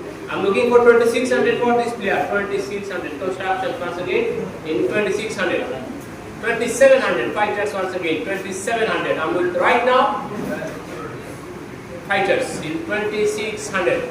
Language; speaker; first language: English; non-native, local second language; Bangla